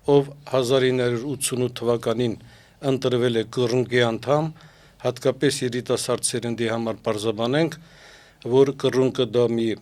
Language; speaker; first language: Armenian; native; Armenian